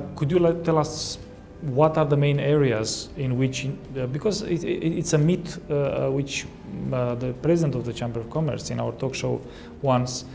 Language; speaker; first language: English; non-native, fluent; Romanian